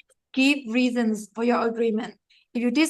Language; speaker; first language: English; non-native, fluent; Vietnamese